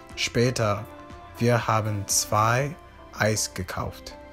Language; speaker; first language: German; non-native, learner; Spanish